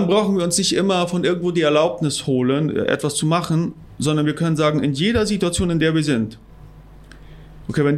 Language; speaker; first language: German; non-native, local second language; Plautdietsch